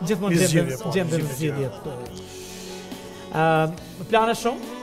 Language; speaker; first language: Albanian; native; Albanian